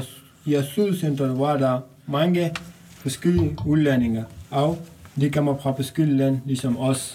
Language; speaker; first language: Danish; non-native, learner; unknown